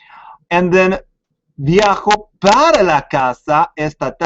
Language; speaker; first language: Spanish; non-native, fluent; English